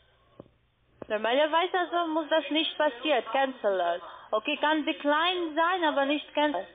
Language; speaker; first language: German; non-native, learner; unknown